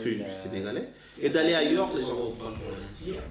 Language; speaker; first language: French; non-native, local second language; Wolof